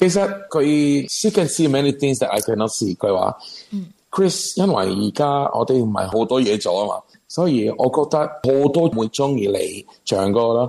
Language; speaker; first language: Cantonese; non-native, learner; Spanish